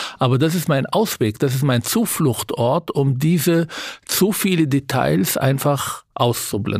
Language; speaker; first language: German; non-native, fluent; Arabic